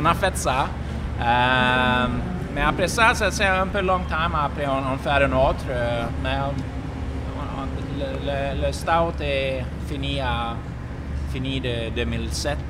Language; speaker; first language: French; non-native, learner; Swedish